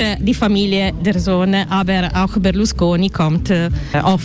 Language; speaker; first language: German; non-native, learner; Italian